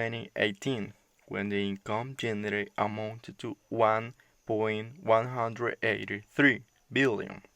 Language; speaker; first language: English; non-native, learner; Spanish